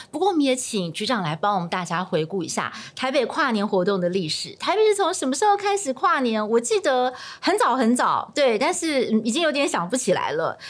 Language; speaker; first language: Chinese; native; Chinese